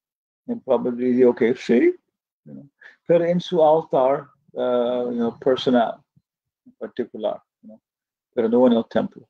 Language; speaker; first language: Spanish; non-native, fluent; English